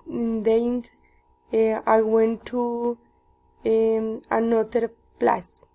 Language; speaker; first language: English; non-native, learner; Spanish